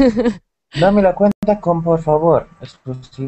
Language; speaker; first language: Spanish; non-native, learner; Arabic